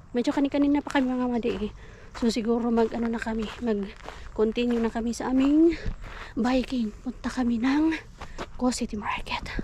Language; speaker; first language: Filipino; native; Filipino